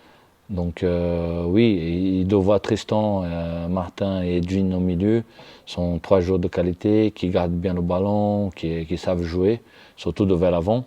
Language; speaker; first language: French; non-native, fluent; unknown